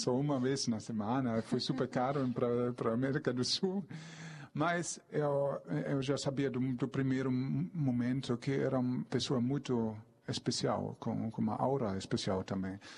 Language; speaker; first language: Portuguese; non-native, fluent; German